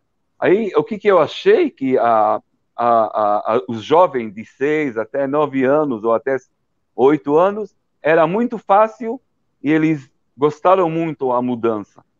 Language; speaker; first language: Portuguese; early bilingual, heritage; Portuguese